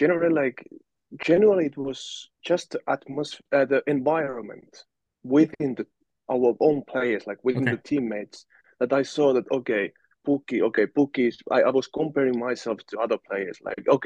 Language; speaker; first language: English; non-native, fluent; Finnish